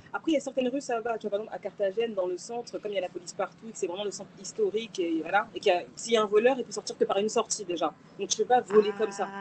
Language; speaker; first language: French; native; French